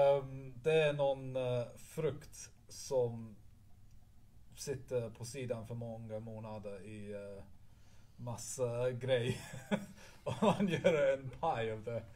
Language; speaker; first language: Swedish; non-native, learner; English